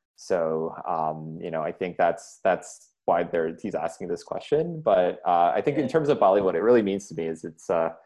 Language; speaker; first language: English; early bilingual, other home language; Indonesian